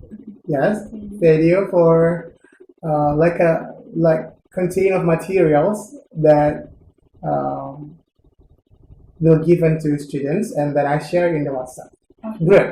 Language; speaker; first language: English; non-native, learner; Indonesian